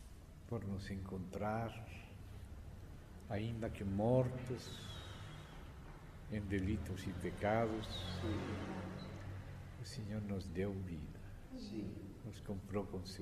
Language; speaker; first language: Portuguese; non-native, fluent; Spanish